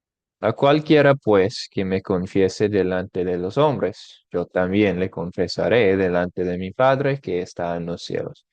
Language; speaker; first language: Spanish; non-native, fluent; English